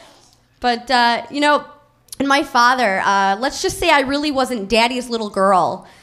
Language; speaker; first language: English; native; English